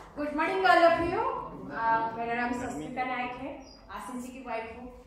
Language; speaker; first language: Hindi; non-native, local second language; Odia